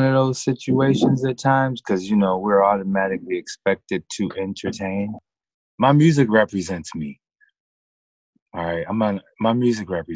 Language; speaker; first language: English; native; English